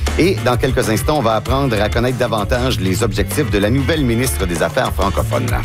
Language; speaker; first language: French; native; French